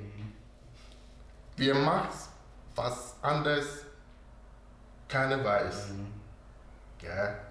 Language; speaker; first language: German; non-native, learner; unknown